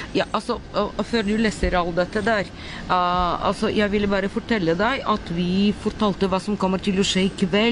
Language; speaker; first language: Norwegian; non-native, fluent; Bulgarian